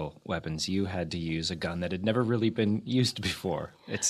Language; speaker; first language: English; native; English